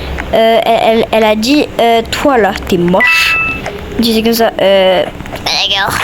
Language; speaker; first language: French; native; French